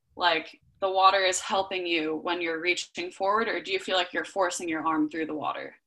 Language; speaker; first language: English; native; English